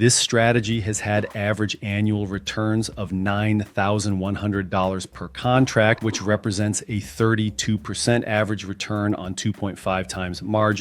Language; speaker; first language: English; native; English